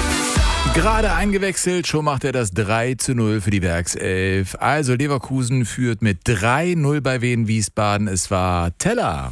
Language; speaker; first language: German; native; German